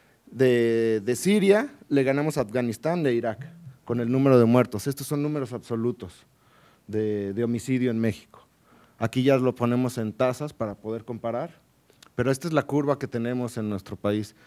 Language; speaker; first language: Spanish; native; Spanish